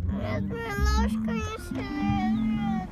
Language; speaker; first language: Russian; early bilingual, heritage; Russian